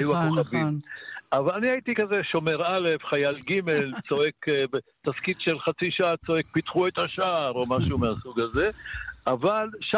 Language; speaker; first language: Hebrew; early bilingual, other home language; Polish